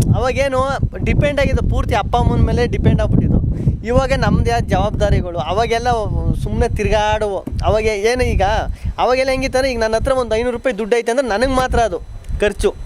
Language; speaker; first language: Kannada; native; Kannada